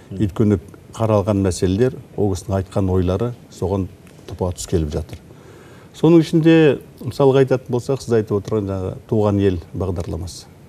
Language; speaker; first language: Kazakh; native; Kazakh